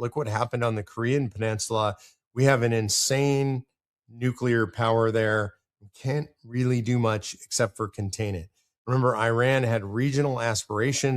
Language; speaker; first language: English; native; English